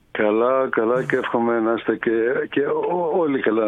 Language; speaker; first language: Greek; native; Greek